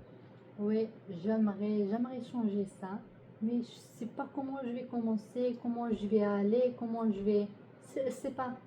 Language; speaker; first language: French; non-native, learner; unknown